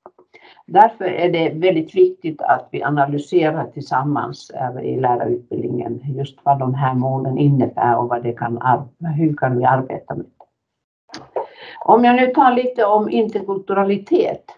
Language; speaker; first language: Swedish; non-native, fluent; Finnish